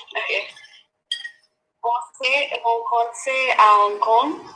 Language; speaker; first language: French; non-native, learner; English